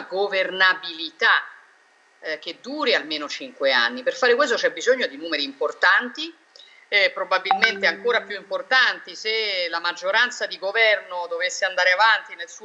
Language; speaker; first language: Italian; native; Italian